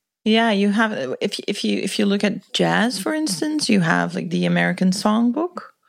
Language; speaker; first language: English; non-native, fluent; Dutch